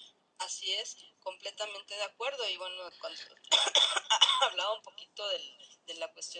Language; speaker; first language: Spanish; native; Spanish